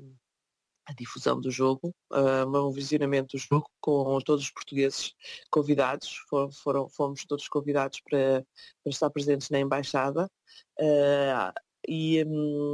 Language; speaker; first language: Portuguese; native; Portuguese